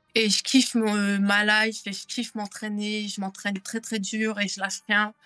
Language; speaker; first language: French; native; French